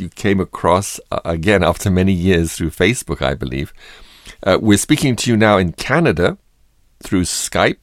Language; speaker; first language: English; native; English